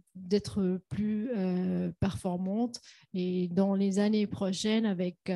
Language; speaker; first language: French; non-native, local second language; Arabic